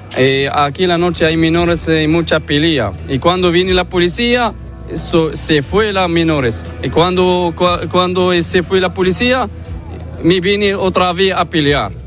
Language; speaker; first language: Spanish; non-native, learner; Arabic